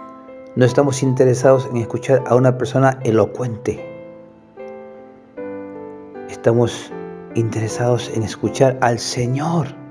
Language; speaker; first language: Spanish; native; Spanish